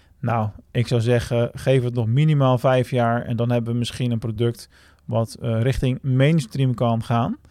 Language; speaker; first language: Dutch; native; Dutch